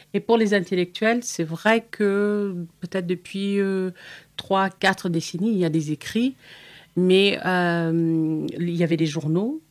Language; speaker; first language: French; non-native, fluent; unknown